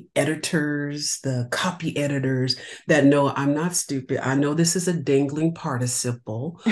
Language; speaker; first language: English; native; English